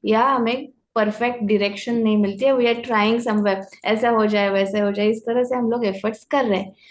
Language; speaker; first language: Hindi; non-native, local second language; Marathi